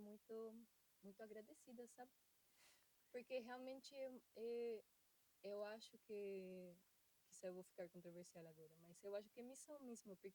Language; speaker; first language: Portuguese; non-native, fluent; Spanish